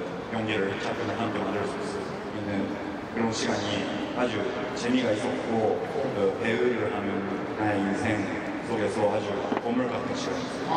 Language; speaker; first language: Korean; non-native, fluent; Japanese